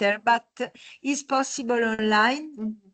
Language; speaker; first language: English; non-native, fluent; Italian